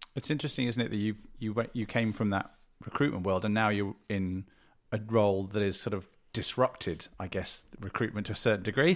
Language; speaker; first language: English; native; English